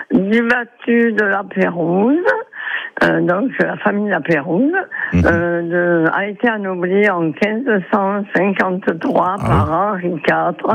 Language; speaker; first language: French; native; French